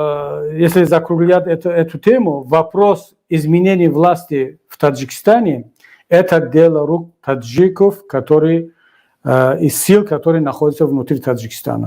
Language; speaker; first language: Russian; non-native, local second language; Tajik